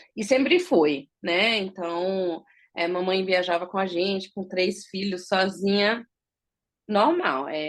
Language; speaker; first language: Portuguese; early bilingual, heritage; Portuguese